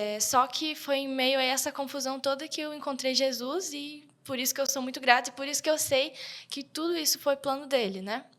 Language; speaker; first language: Portuguese; early bilingual, heritage; Portuguese